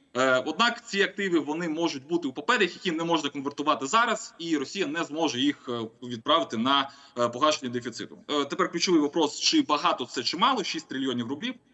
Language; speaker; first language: Ukrainian; non-native, local second language; Russian